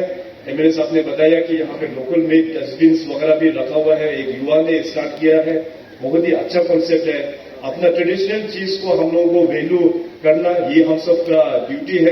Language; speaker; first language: Hindi; non-native, local second language; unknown